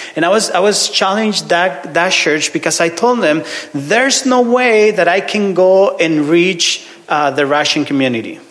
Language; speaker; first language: English; non-native, fluent; Spanish